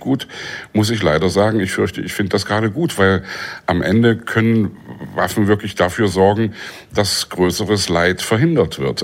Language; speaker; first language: German; native; German